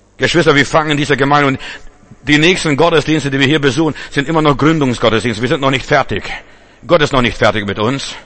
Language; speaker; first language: German; non-native, fluent; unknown